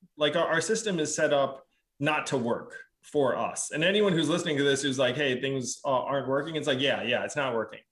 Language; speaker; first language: English; native; English